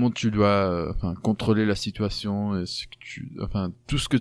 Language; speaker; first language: French; non-native, fluent; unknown